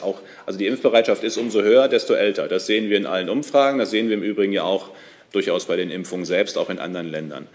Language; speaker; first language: German; native; German